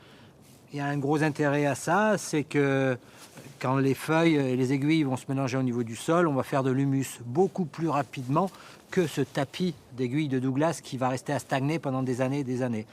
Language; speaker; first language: French; native; French